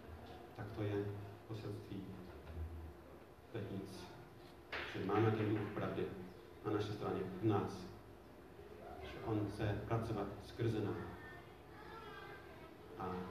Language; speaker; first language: Czech; non-native, fluent; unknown